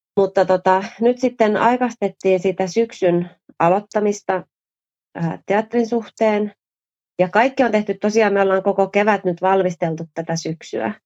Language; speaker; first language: Finnish; native; Finnish